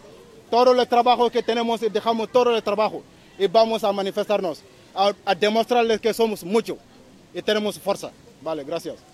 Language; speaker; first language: Spanish; non-native, learner; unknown